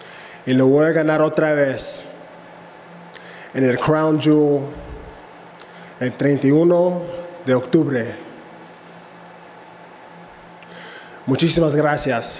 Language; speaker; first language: Spanish; early bilingual, heritage; English